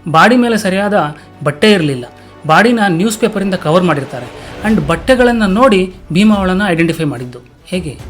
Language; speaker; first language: Kannada; non-native, local second language; Lambadi